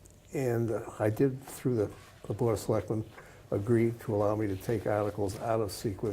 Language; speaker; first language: English; native; English